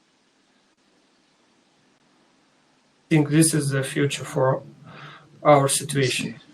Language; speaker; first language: English; non-native, learner; Russian